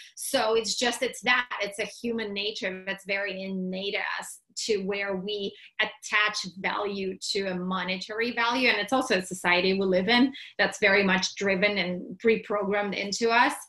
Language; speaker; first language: English; non-native, fluent; Russian